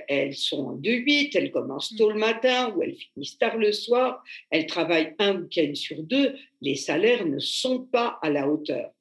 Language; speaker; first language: French; native; French